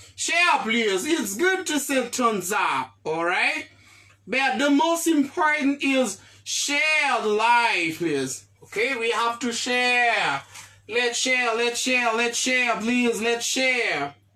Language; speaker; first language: English; non-native, fluent; Haitian Creole